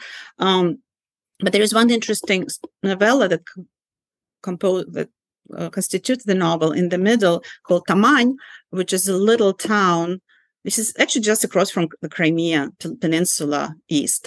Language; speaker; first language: English; non-native, fluent; Ukrainian